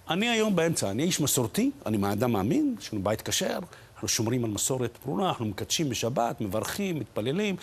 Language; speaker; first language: Hebrew; early bilingual, other home language; Arabic